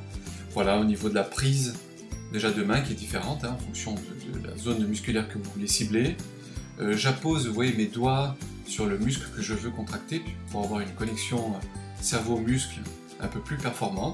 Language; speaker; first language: French; native; French